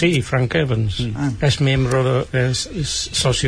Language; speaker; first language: Spanish; non-native, fluent; English